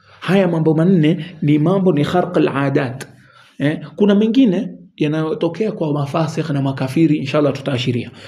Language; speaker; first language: Swahili; native; Swahili